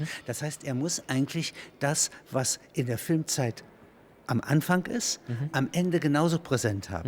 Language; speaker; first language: German; native; German